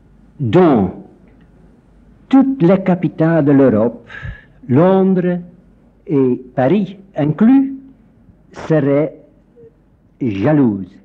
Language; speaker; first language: French; non-native, fluent; Dutch